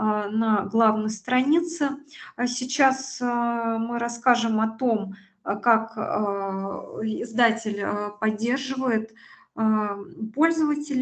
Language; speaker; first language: Russian; native; Russian